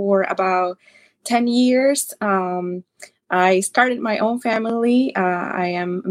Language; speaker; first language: English; non-native, fluent; Spanish